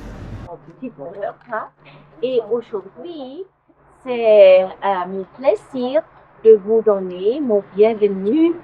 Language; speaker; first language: French; non-native, fluent; German